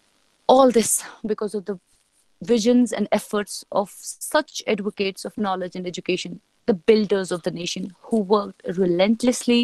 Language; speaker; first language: English; non-native, local second language; Kashmiri